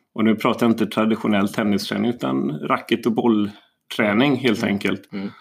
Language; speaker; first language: Swedish; native; Swedish